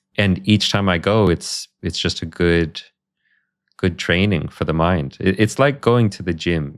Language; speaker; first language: English; native; English